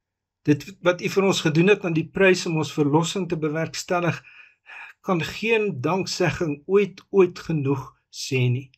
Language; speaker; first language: Afrikaans; native; Afrikaans